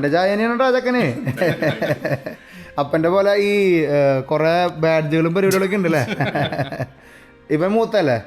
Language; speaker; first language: Malayalam; native; Malayalam